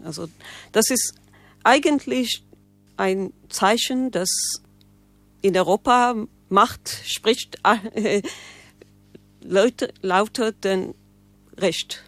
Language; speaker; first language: German; non-native, learner; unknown